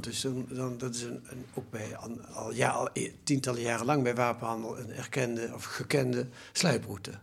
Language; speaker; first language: Dutch; native; Dutch